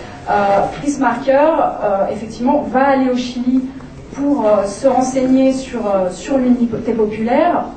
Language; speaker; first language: French; native; French